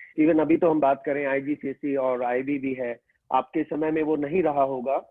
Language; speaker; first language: Hindi; native; Hindi